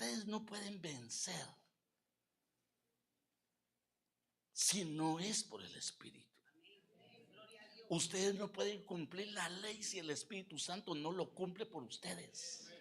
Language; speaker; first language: Spanish; native; Spanish